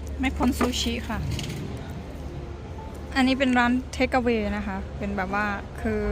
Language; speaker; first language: Thai; native; Thai